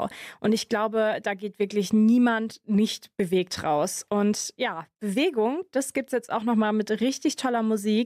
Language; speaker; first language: German; native; German